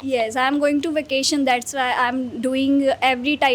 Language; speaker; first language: English; non-native, learner; Hindi